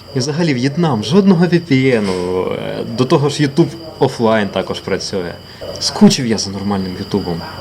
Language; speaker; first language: Ukrainian; non-native, local second language; Russian